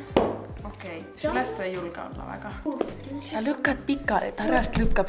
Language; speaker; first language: Estonian; native; Estonian